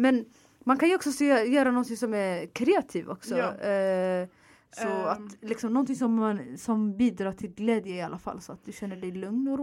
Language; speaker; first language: Swedish; non-native, fluent; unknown